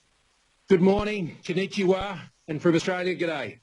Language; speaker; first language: English; native; English